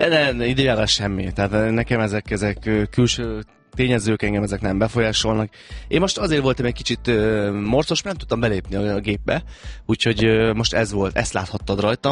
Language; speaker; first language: Hungarian; native; Hungarian